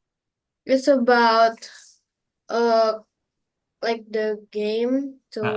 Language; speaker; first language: English; non-native, learner; Indonesian